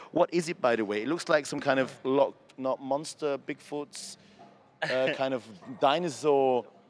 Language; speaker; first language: English; non-native, fluent; German